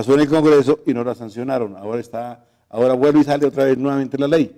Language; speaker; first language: Spanish; native; Spanish